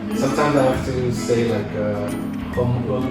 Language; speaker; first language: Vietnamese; non-native, learner; Dutch